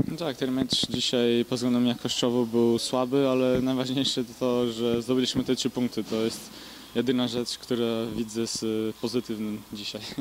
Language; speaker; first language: Polish; early bilingual, heritage; Polish